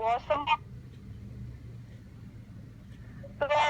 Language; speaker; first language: Chinese; non-native, learner; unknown